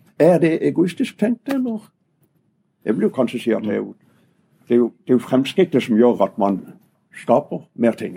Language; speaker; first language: Norwegian; native; Norwegian